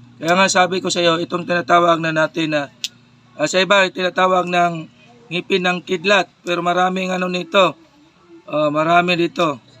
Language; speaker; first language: Filipino; non-native, local second language; Cebuano